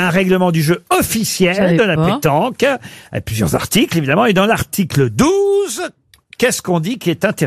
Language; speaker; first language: French; native; French